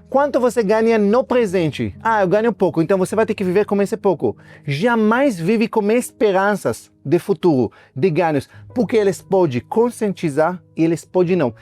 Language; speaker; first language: Portuguese; non-native, fluent; Hebrew